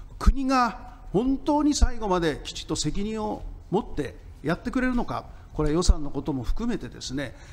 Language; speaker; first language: Japanese; native; Japanese